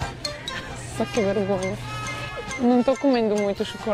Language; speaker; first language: Portuguese; non-native, fluent; Bulgarian